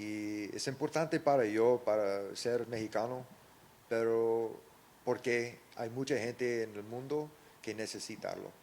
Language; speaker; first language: Spanish; early bilingual, heritage; English